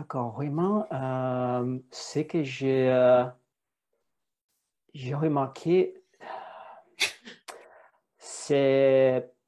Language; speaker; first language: French; non-native, fluent; Italian